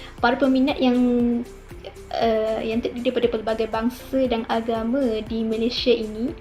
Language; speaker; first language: Malay; native; Malay